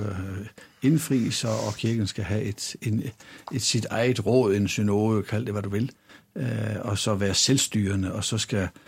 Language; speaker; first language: Danish; native; Danish